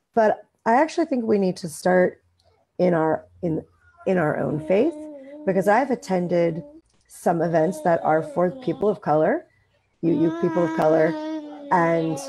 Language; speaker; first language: English; native; English